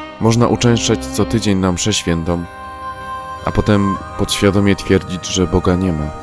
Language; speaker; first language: Polish; native; Polish